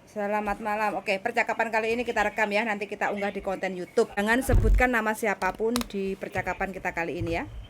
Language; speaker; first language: Indonesian; non-native, local second language; Javanese